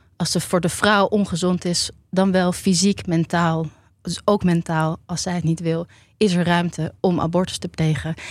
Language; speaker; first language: Dutch; native; Dutch